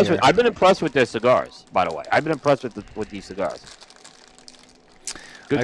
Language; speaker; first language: English; native; English